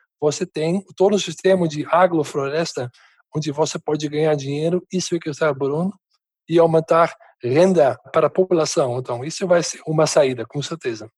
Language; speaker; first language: Portuguese; non-native, fluent; Dutch